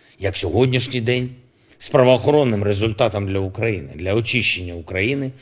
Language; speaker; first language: Ukrainian; non-native, local second language; Russian